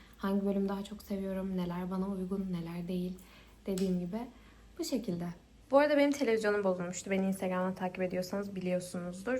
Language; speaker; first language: Turkish; early bilingual, heritage; Turkish